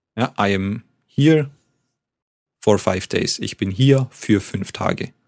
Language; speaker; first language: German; native; German